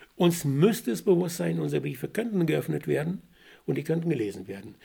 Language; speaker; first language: German; non-native, fluent; Russian